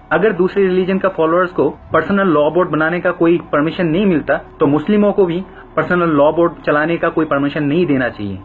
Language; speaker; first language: Hindi; non-native, fluent; Bangla